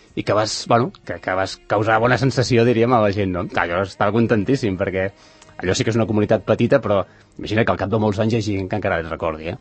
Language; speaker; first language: Catalan; native; Catalan